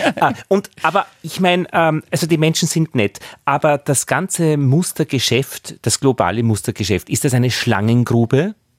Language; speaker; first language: German; native; German